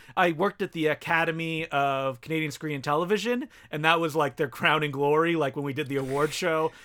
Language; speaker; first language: English; non-native, fluent; French